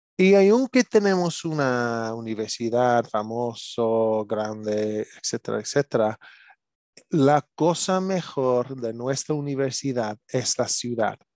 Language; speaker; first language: Spanish; non-native, learner; English